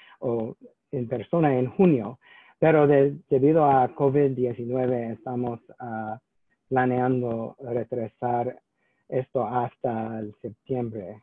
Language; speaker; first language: Spanish; non-native, learner; English